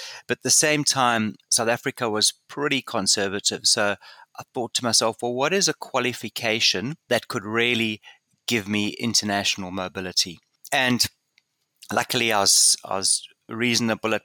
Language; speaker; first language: English; native; English